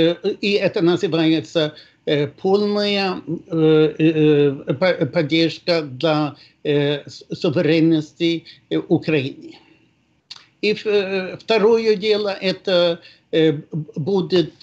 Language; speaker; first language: Russian; non-native, fluent; Swedish